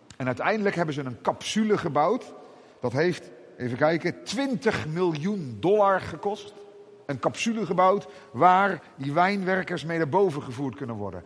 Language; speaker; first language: Dutch; native; Dutch